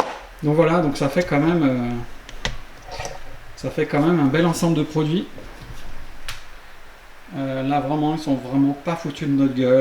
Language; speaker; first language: French; native; French